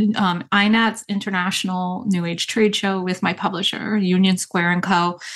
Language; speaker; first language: English; native; English